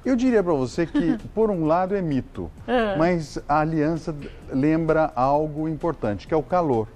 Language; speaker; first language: Portuguese; native; Portuguese